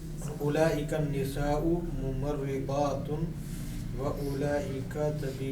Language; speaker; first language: Arabic; non-native, learner; Urdu